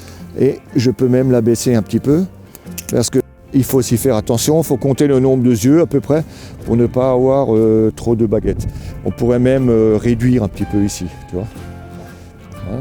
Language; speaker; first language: French; native; French